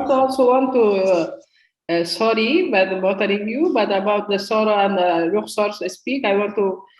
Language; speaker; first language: English; non-native, learner; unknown